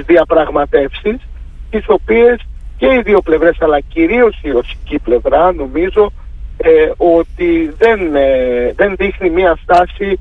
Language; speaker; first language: Greek; native; Greek